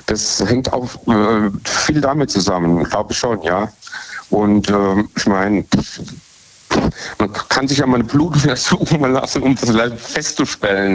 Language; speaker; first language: German; native; German